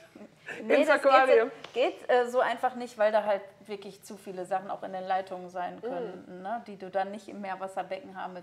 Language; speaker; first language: German; native; German